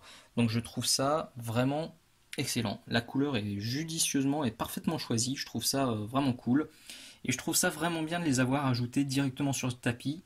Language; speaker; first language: French; native; French